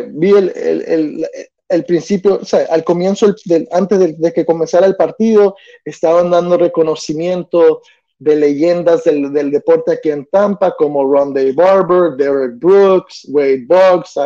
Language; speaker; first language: Spanish; early bilingual, other home language; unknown